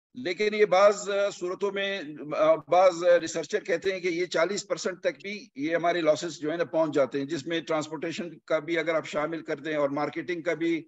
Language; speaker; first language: Urdu; non-native, local second language; Punjabi